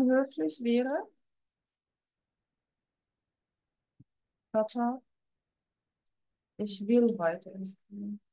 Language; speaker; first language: German; non-native, fluent; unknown